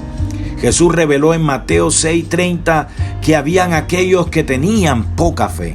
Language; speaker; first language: Spanish; native; Spanish